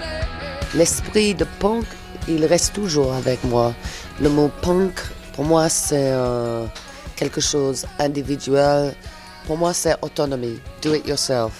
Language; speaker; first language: French; non-native, fluent; English